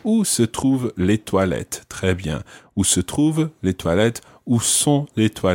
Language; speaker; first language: French; non-native, fluent; English